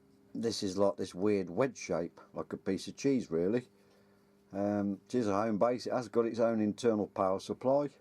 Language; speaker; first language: English; native; English